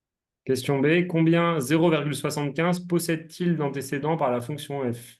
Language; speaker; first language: French; native; French